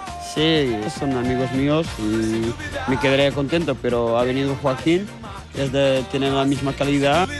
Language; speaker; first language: Spanish; non-native, fluent; Portuguese